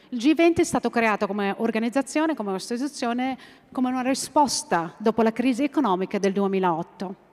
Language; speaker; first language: Italian; non-native, fluent; Arabic